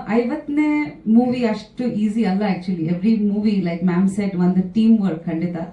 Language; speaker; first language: Kannada; non-native, fluent; Bangla